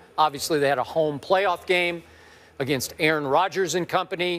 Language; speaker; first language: English; native; English